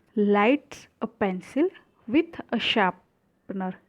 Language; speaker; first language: English; non-native, local second language; Gujarati